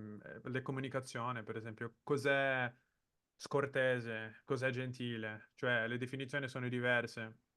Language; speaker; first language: Italian; non-native, fluent; Portuguese